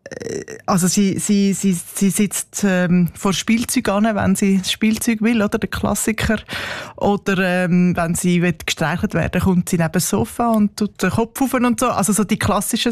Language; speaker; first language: German; native; German